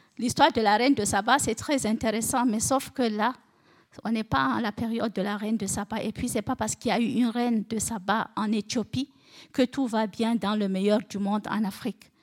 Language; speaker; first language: French; non-native, local second language; Fula